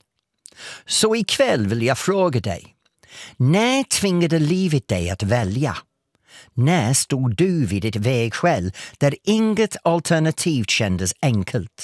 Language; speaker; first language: Swedish; non-native, fluent; English